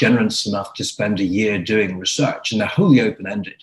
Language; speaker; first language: English; native; English